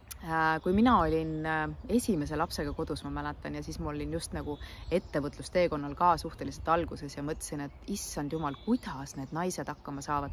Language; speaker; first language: Estonian; native; Estonian